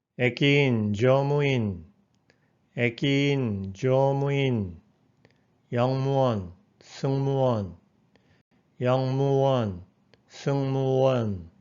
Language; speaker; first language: Korean; native; Korean